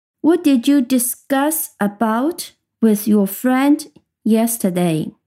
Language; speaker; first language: English; non-native, fluent; Chinese